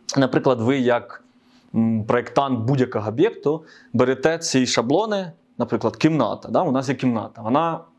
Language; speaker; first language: Ukrainian; native; Ukrainian